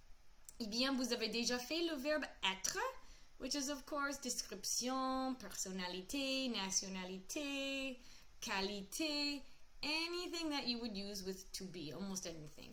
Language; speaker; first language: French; non-native, fluent; English